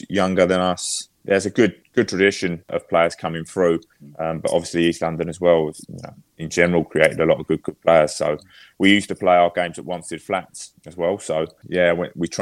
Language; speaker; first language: English; native; English